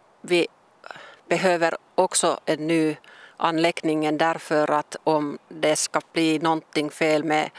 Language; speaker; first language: Swedish; non-native, local second language; Finnish